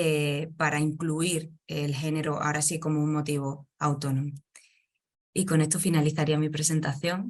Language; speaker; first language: Spanish; native; Spanish